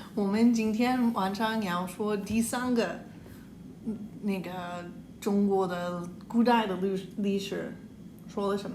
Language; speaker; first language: Chinese; non-native, learner; English